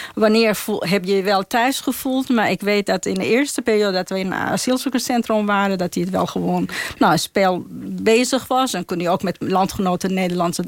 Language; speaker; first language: Dutch; non-native, fluent; Persian